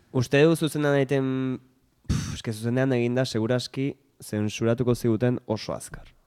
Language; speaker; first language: Basque; native; Basque